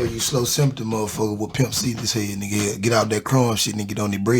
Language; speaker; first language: English; native; English